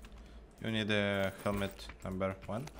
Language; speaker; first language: English; non-native, learner; Russian